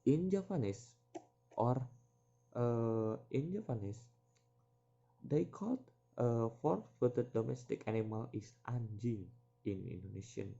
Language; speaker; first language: English; non-native, learner; Indonesian